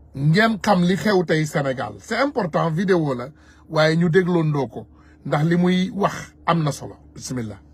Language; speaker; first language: French; non-native, local second language; Wolof